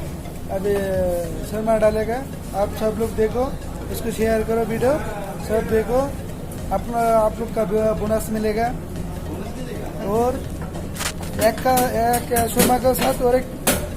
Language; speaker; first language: Hindi; non-native, learner; Bangla